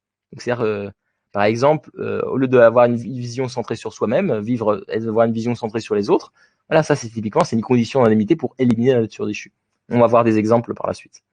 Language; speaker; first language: French; native; French